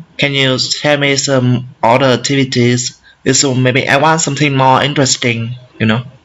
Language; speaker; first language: English; non-native, learner; Vietnamese